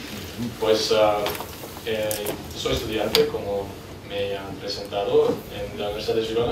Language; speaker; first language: Spanish; non-native, fluent; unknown